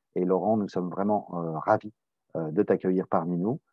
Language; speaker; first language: French; native; French